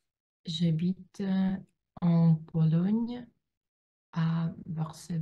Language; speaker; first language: French; non-native, learner; Russian